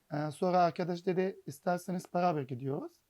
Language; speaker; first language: Turkish; non-native, learner; Arabic